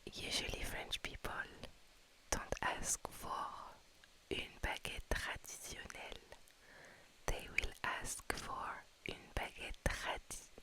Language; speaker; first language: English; non-native, fluent; French